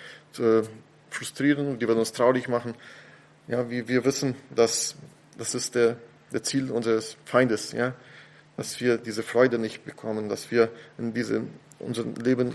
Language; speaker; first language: German; non-native, fluent; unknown